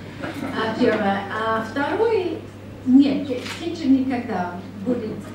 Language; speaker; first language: Russian; non-native, learner; English